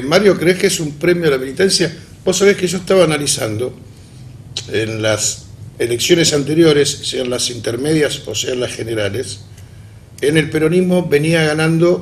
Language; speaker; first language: Spanish; native; Spanish